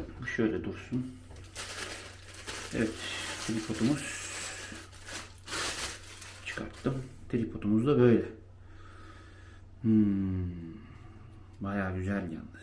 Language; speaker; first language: Turkish; native; Turkish